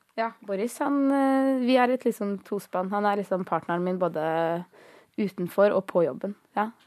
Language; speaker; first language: Norwegian; early bilingual, other home language; Greek